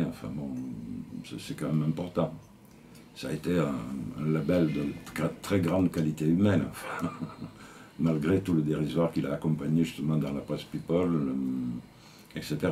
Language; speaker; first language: French; native; French